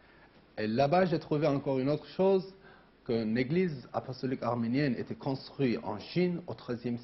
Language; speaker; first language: French; non-native, fluent; Armenian